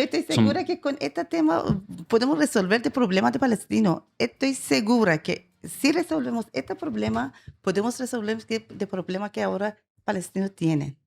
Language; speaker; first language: Spanish; non-native, learner; Persian